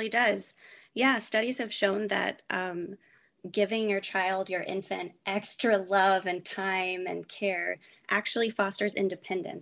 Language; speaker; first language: English; native; English